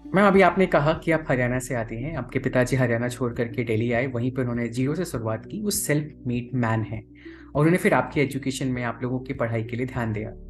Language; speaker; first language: Hindi; native; Hindi